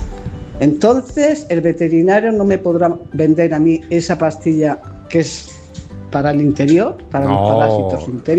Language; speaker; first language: Spanish; native; Spanish